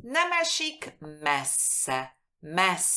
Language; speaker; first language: Hungarian; non-native, fluent; Spanish